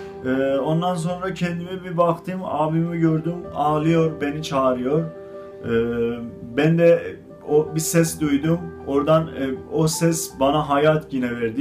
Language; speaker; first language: Turkish; non-native, learner; Azerbaijani